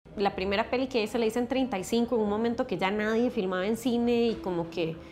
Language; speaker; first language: Spanish; native; Spanish